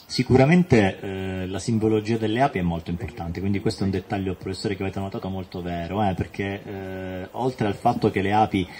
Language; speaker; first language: Italian; native; Italian